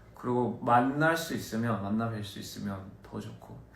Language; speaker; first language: Korean; early bilingual, heritage; Korean